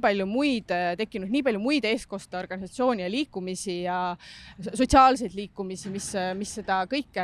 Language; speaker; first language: Estonian; native; Estonian